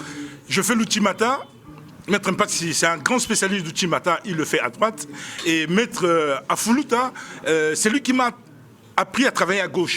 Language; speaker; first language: French; non-native, local second language; Lingala